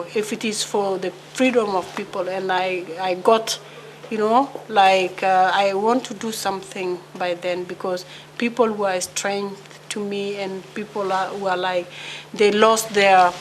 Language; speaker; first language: English; non-native, learner; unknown